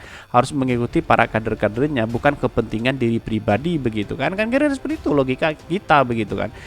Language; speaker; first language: Indonesian; native; Indonesian